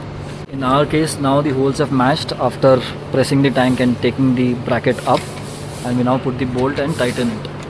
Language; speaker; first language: English; non-native, local second language; Hindi